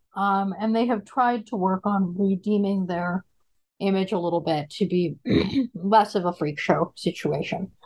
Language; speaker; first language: English; native; English